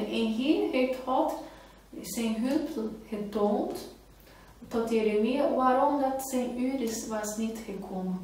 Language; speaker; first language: Dutch; non-native, fluent; Portuguese